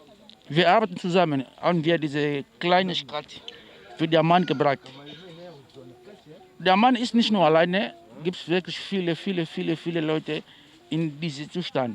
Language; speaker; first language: German; non-native, learner; Portuguese